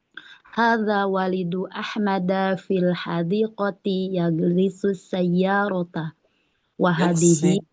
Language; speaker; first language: Arabic; non-native, learner; Indonesian